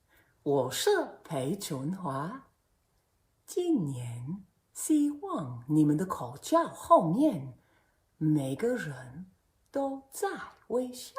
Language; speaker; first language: Chinese; non-native, learner; English